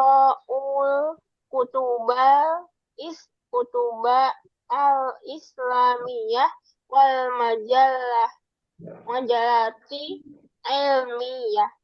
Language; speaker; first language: Arabic; non-native, learner; Indonesian